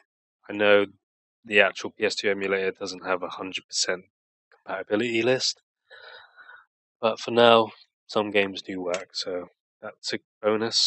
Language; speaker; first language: English; native; English